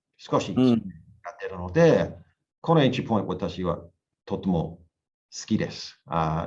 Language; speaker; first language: Japanese; non-native, learner; English